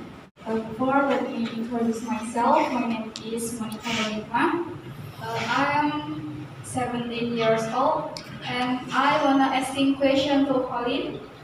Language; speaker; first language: English; non-native, learner; Indonesian